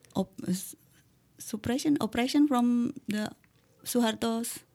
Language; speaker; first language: English; non-native, learner; Indonesian